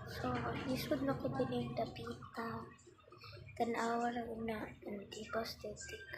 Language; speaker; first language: Filipino; non-native, local second language; Cebuano